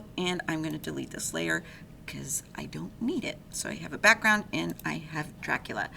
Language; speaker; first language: English; native; English